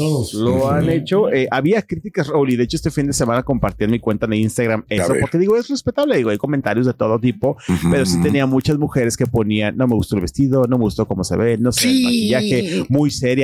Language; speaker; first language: Spanish; native; Spanish